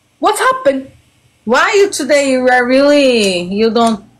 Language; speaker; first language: English; non-native, learner; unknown